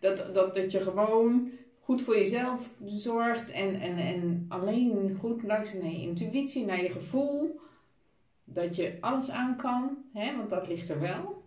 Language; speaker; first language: Dutch; native; Dutch